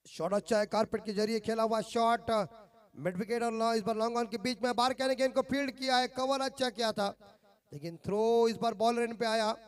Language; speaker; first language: Hindi; non-native, local second language; Marathi